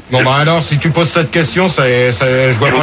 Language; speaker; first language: French; native; French